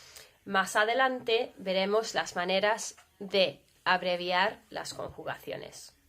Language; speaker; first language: Spanish; non-native, fluent; English